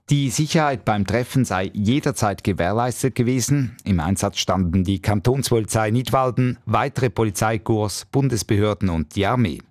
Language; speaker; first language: German; native; German